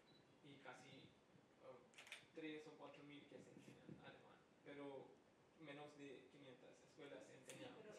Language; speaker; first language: Spanish; non-native, fluent; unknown